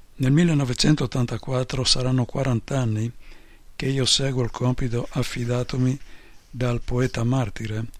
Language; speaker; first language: Italian; non-native, fluent; Polish